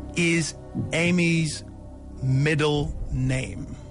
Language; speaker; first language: English; early bilingual, other home language; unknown